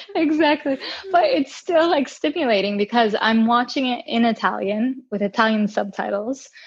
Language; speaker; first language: English; native; English